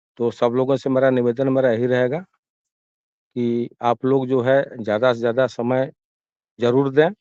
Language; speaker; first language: Hindi; native; Hindi